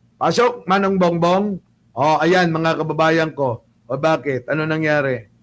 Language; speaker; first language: Filipino; non-native, local second language; Pangasinan